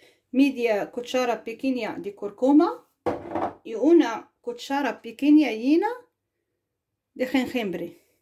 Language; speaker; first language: Spanish; non-native, fluent; Arabic